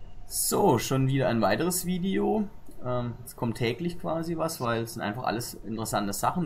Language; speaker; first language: German; native; German